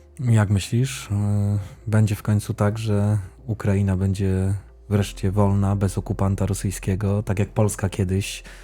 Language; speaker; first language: Polish; native; Polish